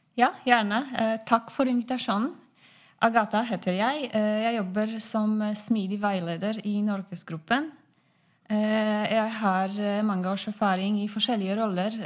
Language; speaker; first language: Norwegian; non-native, fluent; Polish